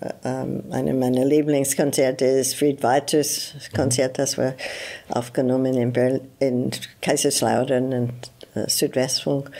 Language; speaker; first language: German; non-native, fluent; English